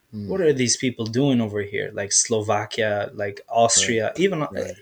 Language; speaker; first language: English; native; English